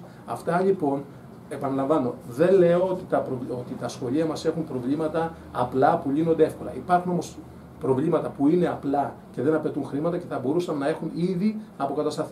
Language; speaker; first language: Greek; native; Greek